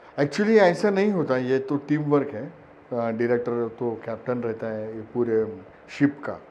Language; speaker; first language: Hindi; non-native, local second language; Marathi